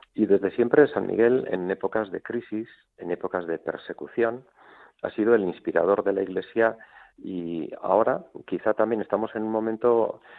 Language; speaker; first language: Spanish; native; Spanish